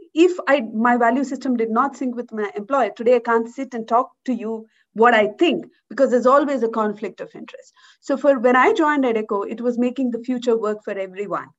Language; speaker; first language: English; non-native, local second language; Malayalam